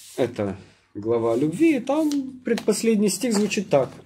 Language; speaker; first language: Russian; native; Russian